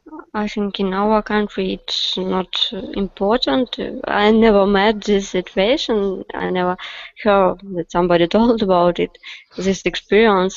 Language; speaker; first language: English; non-native, learner; Russian